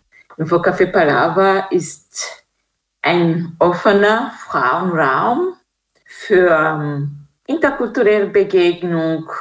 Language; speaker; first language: German; non-native, fluent; Kinyarwanda